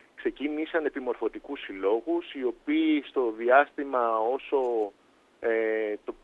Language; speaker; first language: Greek; native; Greek